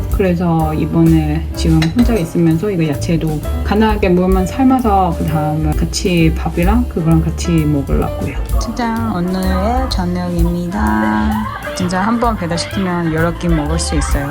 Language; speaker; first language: Korean; non-native, fluent; Chinese